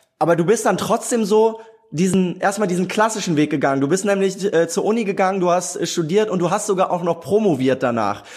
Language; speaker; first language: German; native; German